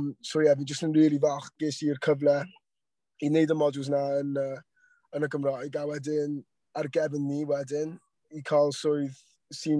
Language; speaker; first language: Welsh; non-native, local second language; English